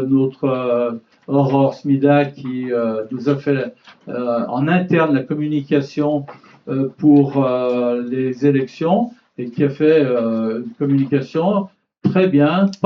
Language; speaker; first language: French; native; French